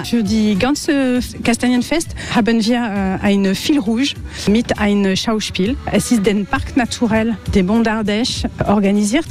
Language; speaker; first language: German; non-native, learner; French